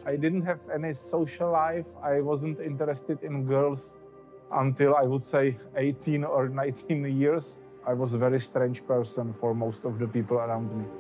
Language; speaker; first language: English; non-native, fluent; Czech